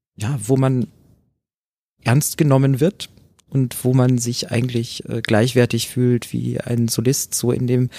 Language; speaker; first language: German; native; German